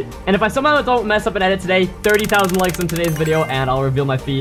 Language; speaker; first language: English; native; English